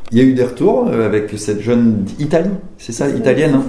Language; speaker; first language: French; native; French